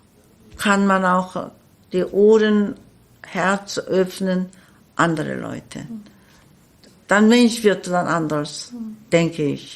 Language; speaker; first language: German; non-native, learner; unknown